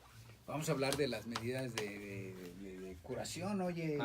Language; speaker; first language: Spanish; native; Spanish